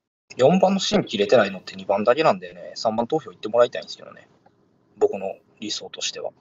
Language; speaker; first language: Japanese; native; Japanese